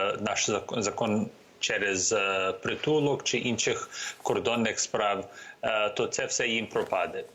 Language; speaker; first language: Ukrainian; early bilingual, heritage; Ukrainian